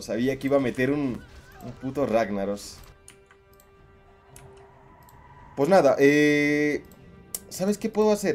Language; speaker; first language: Spanish; native; Spanish